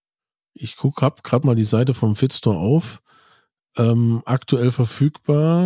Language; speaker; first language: German; native; German